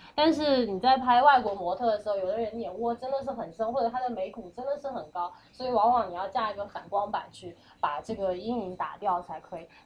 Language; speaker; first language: Chinese; native; Chinese